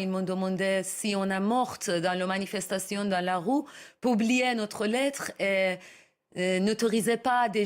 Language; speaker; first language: French; non-native, learner; Persian